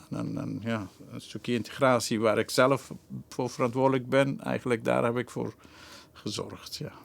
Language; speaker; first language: Dutch; non-native, fluent; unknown